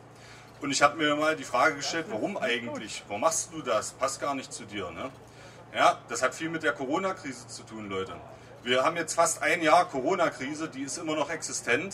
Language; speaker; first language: German; native; German